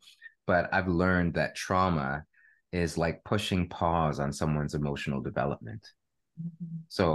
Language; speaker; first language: English; native; English